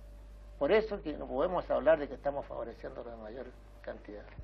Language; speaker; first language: Spanish; native; Spanish